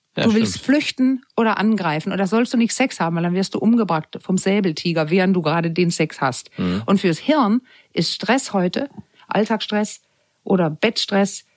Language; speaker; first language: German; non-native, fluent; Danish